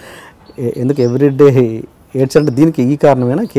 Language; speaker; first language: Telugu; native; Telugu